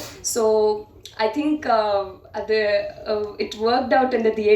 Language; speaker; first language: Tamil; non-native, learner; Telugu